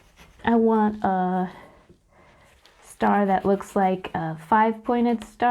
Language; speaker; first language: English; native; English